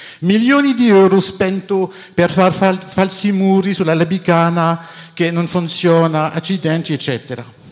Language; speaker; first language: Italian; non-native, fluent; French